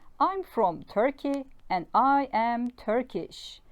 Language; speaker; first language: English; non-native, learner; Turkish